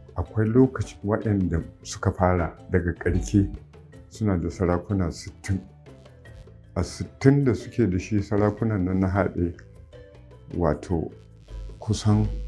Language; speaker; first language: Hausa; native; Hausa